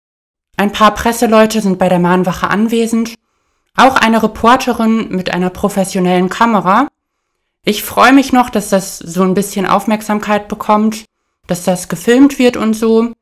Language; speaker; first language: German; native; German